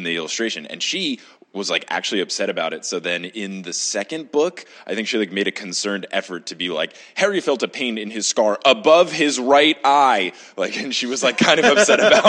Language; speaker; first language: English; native; English